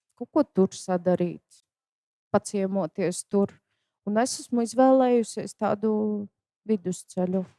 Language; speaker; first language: Latvian; native; Latvian